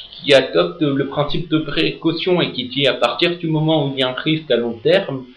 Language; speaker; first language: French; native; French